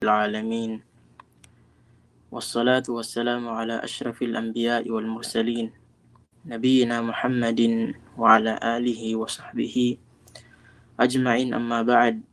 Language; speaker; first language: Arabic; non-native, fluent; Filipino